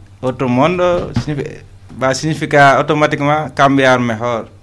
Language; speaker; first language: Spanish; non-native, local second language; Wolof